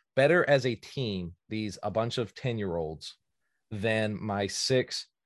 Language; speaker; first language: English; native; English